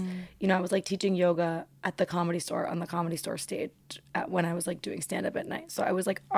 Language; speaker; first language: English; native; English